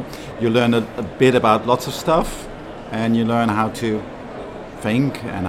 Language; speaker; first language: English; non-native, fluent; Dutch